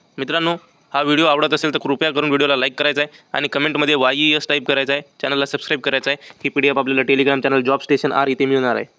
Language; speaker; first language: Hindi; non-native, local second language; Marathi